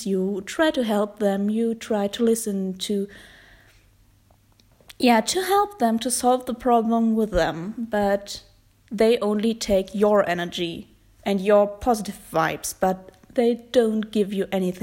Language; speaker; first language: English; non-native, fluent; German